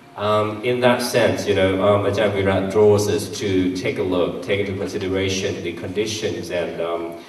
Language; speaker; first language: English; non-native, fluent; Thai